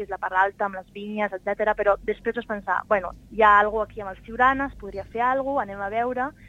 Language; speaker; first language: Catalan; early bilingual, heritage; Catalan